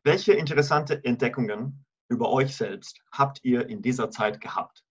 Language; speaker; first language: German; non-native, fluent; Italian